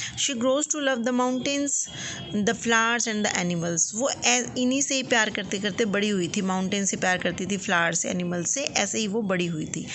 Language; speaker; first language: Hindi; native; Hindi